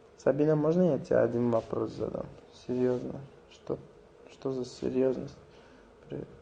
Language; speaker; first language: Russian; non-native, local second language; Azerbaijani